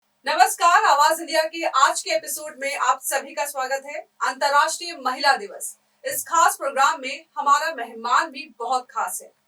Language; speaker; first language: Hindi; native; Hindi